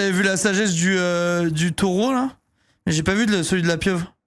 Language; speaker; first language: French; native; French